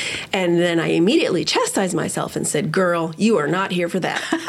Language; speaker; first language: English; early bilingual, other home language; Spanish